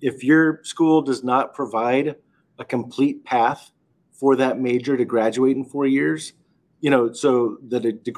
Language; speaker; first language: English; native; English